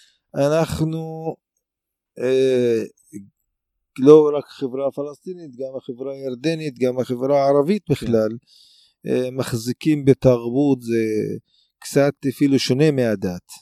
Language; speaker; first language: Hebrew; non-native, local second language; Arabic